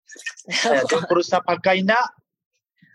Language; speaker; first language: Filipino; non-native, learner; Japanese